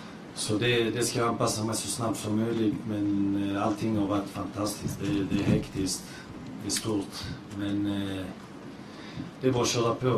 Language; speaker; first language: Swedish; early bilingual, other home language; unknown